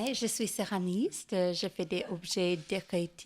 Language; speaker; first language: French; non-native, learner; English